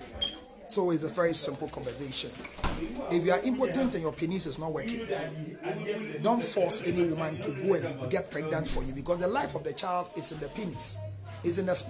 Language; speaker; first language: English; non-native, local second language; Akan